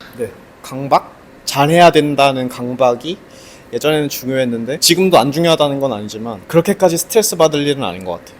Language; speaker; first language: Korean; native; Korean